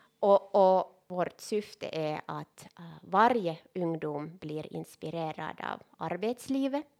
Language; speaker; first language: Swedish; non-native, local second language; Finnish